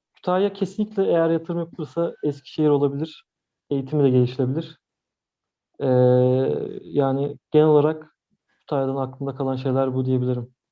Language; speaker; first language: Turkish; native; Turkish